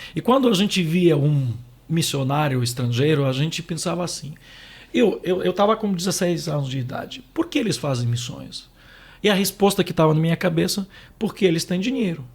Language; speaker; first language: Portuguese; non-native, fluent; Ukrainian